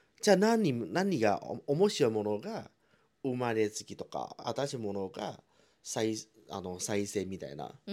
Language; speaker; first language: Japanese; non-native, fluent; Chinese